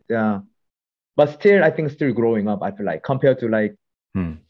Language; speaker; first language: English; non-native, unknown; Korean